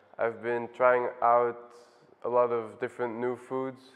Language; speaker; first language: English; non-native, fluent; Dutch